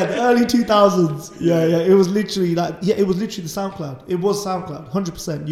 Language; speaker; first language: English; native; English